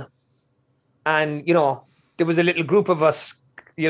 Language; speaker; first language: English; native; English